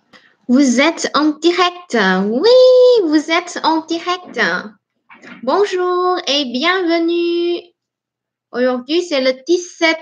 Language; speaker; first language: French; non-native, fluent; Chinese